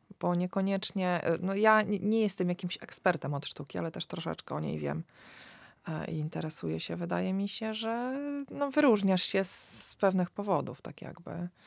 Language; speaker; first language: Polish; native; Polish